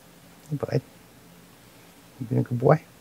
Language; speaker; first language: English; native; English